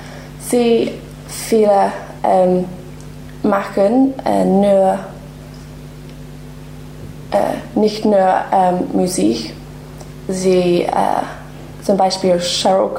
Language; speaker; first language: German; non-native, learner; English